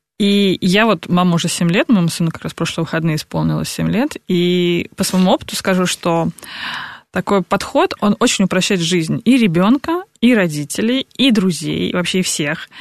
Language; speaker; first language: Russian; native; Russian